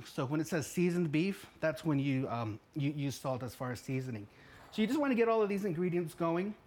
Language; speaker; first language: English; native; English